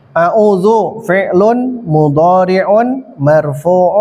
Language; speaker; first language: Arabic; non-native, fluent; Indonesian